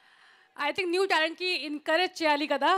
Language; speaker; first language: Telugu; non-native, learner; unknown